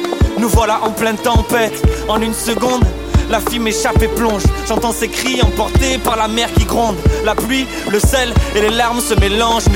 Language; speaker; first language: French; native; French